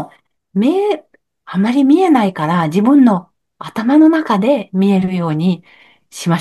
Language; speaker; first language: Japanese; non-native, learner; French